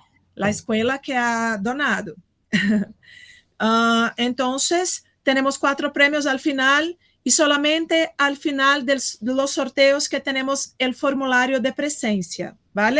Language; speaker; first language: Spanish; non-native, fluent; Portuguese